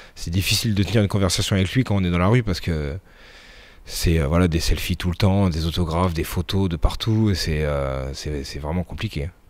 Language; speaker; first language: French; native; French